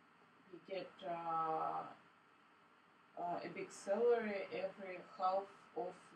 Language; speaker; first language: English; non-native, learner; Russian